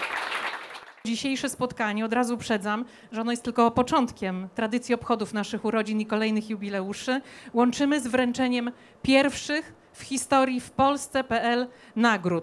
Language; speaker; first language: Polish; native; Polish